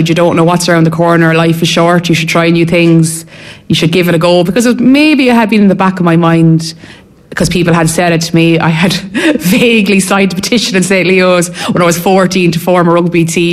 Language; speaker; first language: English; native; English